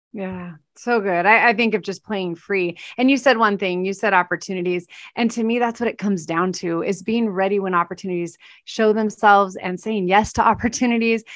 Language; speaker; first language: English; native; English